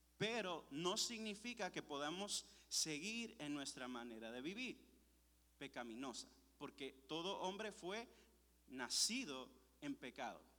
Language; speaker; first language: Spanish; early bilingual, heritage; Spanish